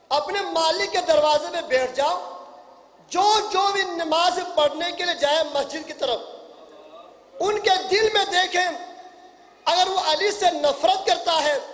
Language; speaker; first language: Urdu; non-native, local second language; Punjabi